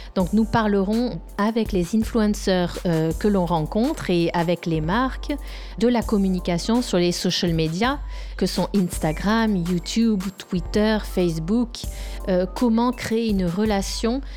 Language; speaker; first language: French; native; French